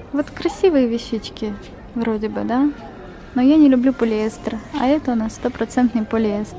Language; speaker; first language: Russian; native; Russian